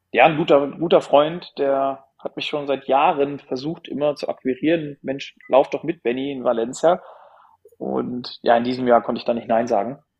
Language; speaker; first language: German; native; German